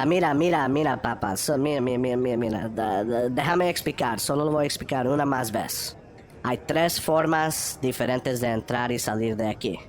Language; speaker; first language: Spanish; early bilingual, heritage; Spanish